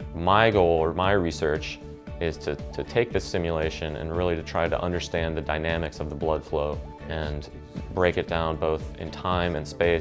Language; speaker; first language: English; native; English